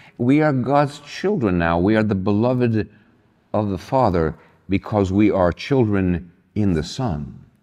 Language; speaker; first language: English; early bilingual, other home language; Spanish